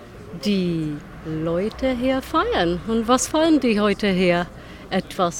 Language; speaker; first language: German; non-native, fluent; Czech